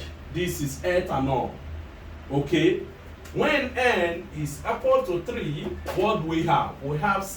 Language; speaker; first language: English; non-native, local second language; Igbo